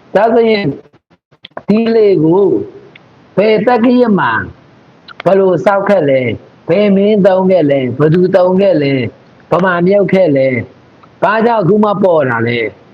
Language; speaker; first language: Burmese; non-native, local second language; Mon